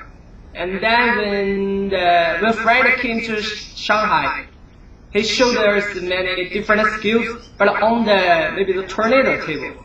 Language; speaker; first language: English; non-native, learner; Chinese